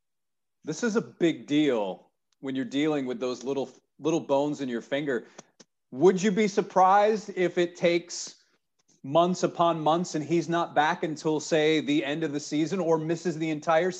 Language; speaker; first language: English; native; English